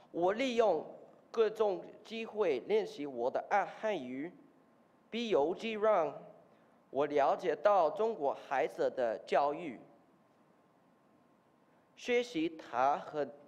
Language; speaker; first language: Chinese; non-native, learner; English